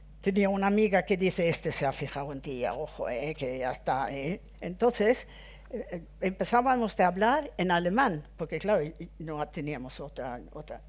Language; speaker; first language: Spanish; non-native, fluent; Swedish